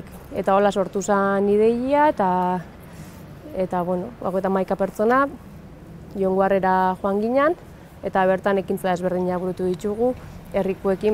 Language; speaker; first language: Basque; native; Basque